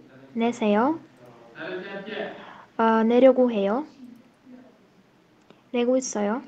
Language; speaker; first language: Korean; non-native, learner; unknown